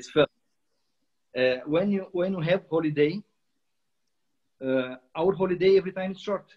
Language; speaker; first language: English; non-native, learner; Romanian